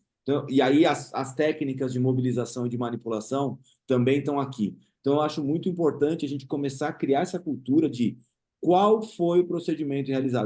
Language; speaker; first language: Portuguese; native; Portuguese